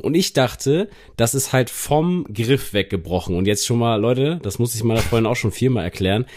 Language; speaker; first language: German; native; German